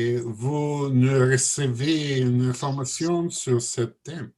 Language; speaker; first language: French; non-native, learner; Russian